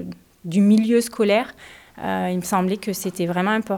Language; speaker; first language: French; native; French